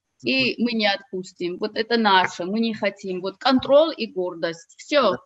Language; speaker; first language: Russian; non-native, fluent; English